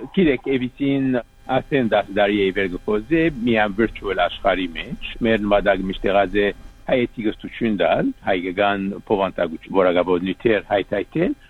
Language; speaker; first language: Armenian; early bilingual, heritage; Armenian